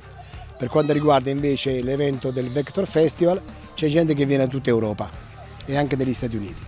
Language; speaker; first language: Italian; native; Italian